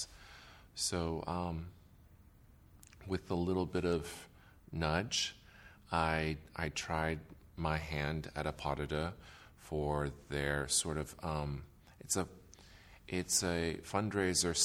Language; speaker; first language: English; native; English